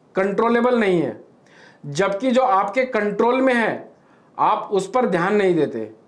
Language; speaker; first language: Hindi; native; Hindi